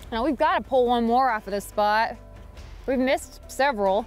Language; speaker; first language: English; native; English